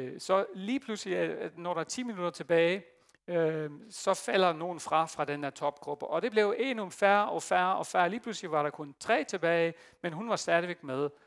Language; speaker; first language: Danish; non-native, fluent; Dutch